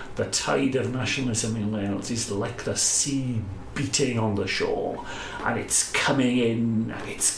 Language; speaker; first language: English; native; English